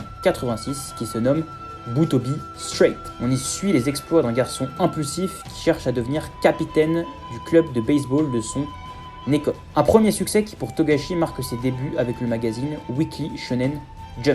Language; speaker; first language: French; native; French